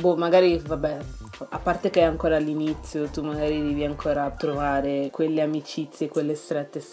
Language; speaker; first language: Italian; early bilingual, other home language; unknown